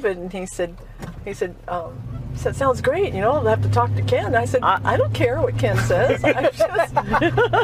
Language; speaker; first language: English; native; English